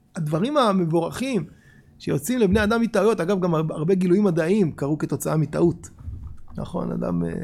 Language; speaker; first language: Hebrew; native; Hebrew